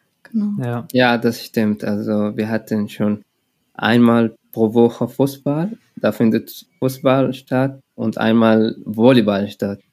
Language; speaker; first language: German; non-native, learner; Arabic